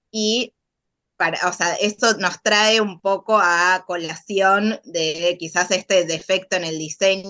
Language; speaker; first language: Spanish; native; Spanish